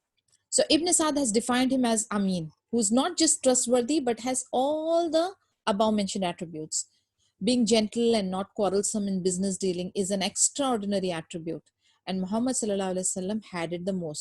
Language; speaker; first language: English; non-native, local second language; Urdu